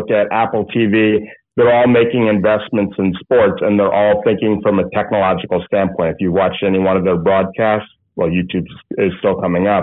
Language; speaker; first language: English; native; English